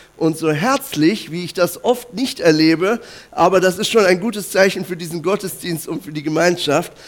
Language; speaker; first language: German; native; German